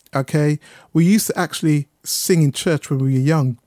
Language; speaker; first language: English; native; English